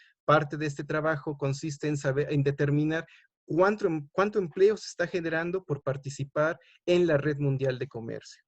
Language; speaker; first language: Spanish; native; Spanish